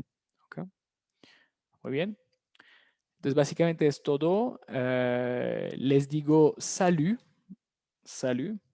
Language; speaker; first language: Spanish; non-native, fluent; French